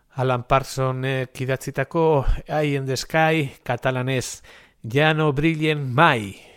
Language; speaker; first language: Basque; native; Basque